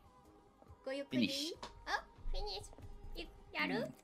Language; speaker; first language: Japanese; native; Japanese